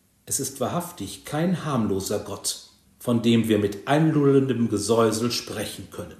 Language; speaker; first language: German; native; German